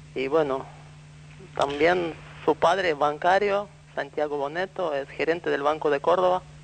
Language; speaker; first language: Spanish; non-native, fluent; Russian